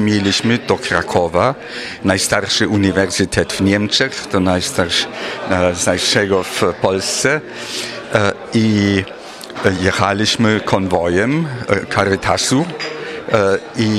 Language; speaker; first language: Polish; non-native, fluent; German